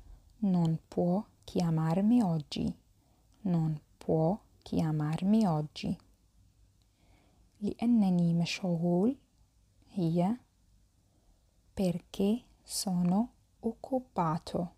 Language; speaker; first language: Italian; non-native, fluent; Arabic